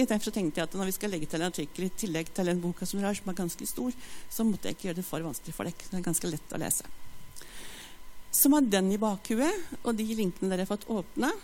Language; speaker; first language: Norwegian; native; Norwegian